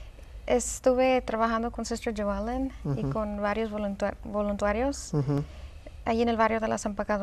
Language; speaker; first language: Spanish; early bilingual, heritage; Spanish